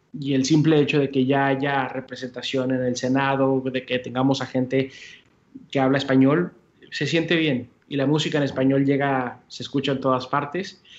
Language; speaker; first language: Spanish; early bilingual, heritage; Spanish